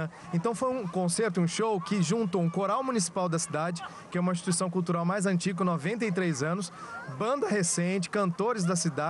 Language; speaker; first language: Portuguese; native; Portuguese